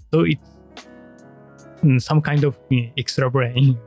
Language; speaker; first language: English; non-native, learner; Japanese